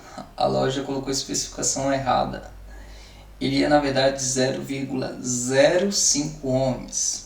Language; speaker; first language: Portuguese; native; Portuguese